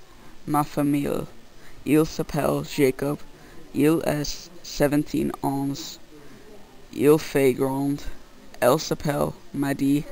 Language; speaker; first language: French; non-native, learner; English